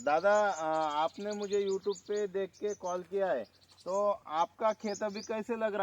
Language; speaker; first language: Hindi; non-native, local second language; Marathi